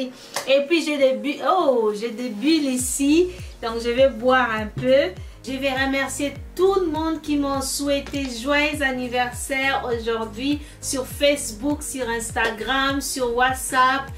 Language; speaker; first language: French; non-native, local second language; Lingala